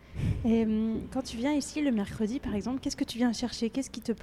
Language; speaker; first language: French; native; French